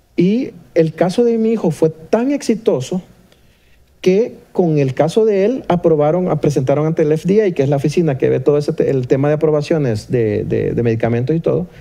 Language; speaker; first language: Spanish; native; Spanish